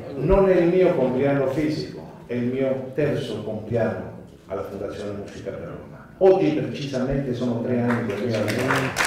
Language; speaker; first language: Italian; non-native, fluent; Spanish